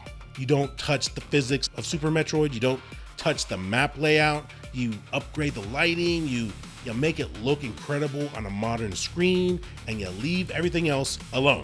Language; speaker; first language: English; native; English